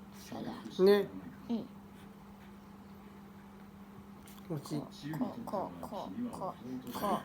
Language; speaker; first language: Japanese; non-native, learner; Thai